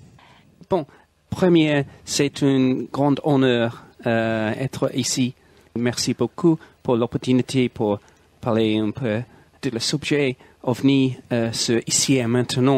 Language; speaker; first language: French; non-native, learner; English